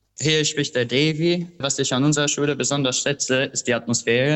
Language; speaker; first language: German; non-native, fluent; Albanian